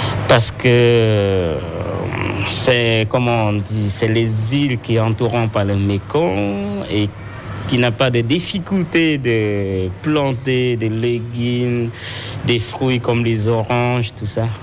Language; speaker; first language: French; non-native, fluent; Khmer